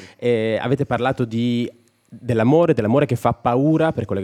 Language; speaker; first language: Italian; native; Italian